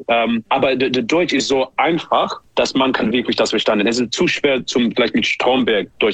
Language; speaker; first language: German; non-native, learner; English